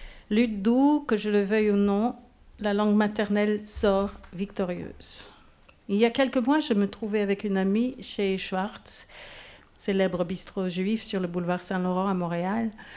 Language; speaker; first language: French; non-native, fluent; English